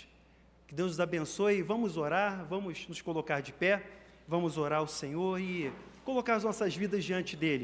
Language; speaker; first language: Portuguese; native; Portuguese